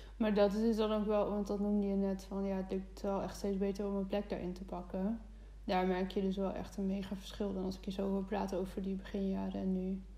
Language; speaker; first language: Dutch; native; Dutch